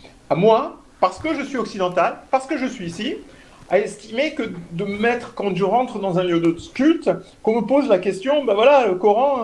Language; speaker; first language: French; native; French